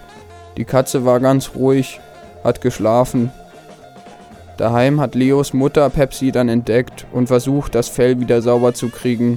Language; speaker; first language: German; native; German